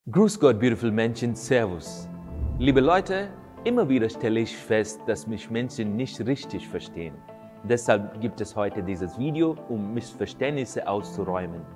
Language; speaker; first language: German; non-native, fluent; Kannada